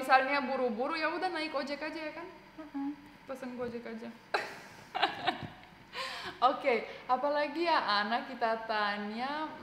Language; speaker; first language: Indonesian; non-native, fluent; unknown